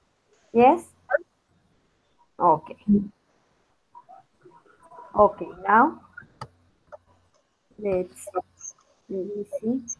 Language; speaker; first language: English; non-native, learner; Spanish